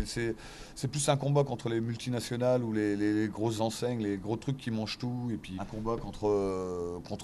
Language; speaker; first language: French; native; French